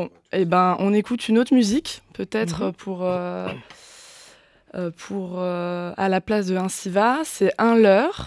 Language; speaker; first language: French; native; French